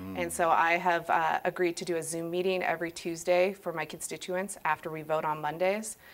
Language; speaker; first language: English; native; English